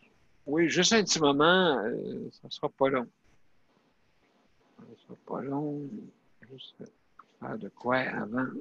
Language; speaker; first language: French; native; French